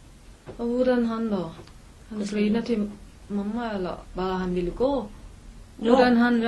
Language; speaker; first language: Norwegian; non-native, learner; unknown